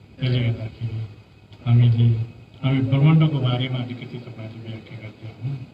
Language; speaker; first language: Nepali; non-native, local second language; Limbu